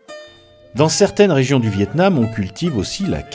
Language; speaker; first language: French; native; French